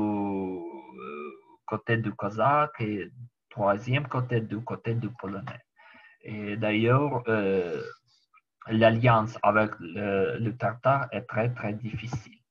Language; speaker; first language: French; non-native, learner; Ukrainian